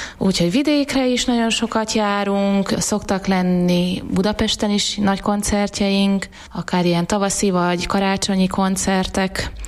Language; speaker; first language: Hungarian; native; Hungarian